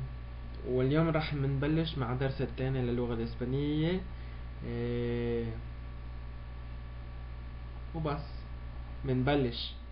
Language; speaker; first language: Arabic; early bilingual, heritage; Arabic